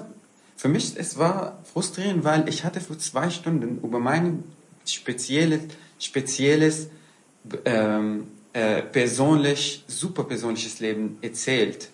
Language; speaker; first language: German; non-native, fluent; Arabic